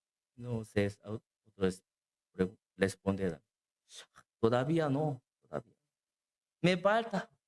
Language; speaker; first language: Spanish; non-native, learner; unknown